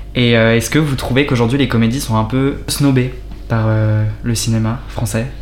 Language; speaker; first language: French; native; French